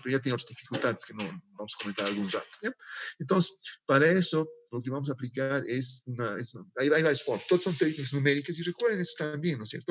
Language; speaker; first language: Spanish; native; Spanish